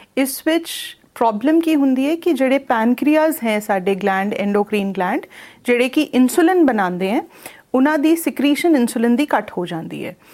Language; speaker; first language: Punjabi; non-native, local second language; Hindi